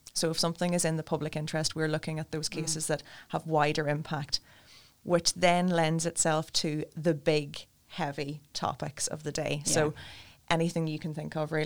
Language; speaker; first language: English; native; English